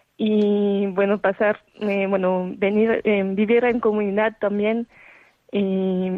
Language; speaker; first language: Spanish; non-native, fluent; French